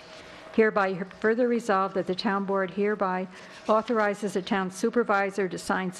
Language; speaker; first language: English; native; English